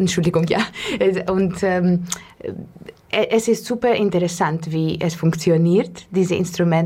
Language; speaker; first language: German; non-native, learner; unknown